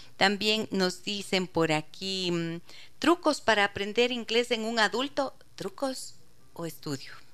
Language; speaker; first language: Spanish; native; Spanish